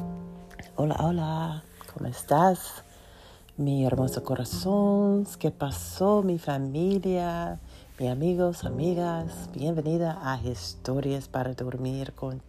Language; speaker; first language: Spanish; non-native, learner; English